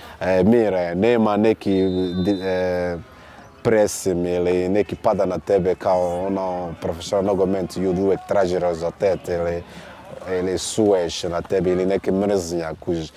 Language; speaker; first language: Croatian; non-native, learner; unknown